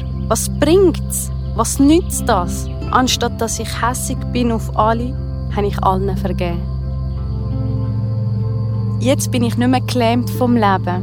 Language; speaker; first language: German; non-native, fluent; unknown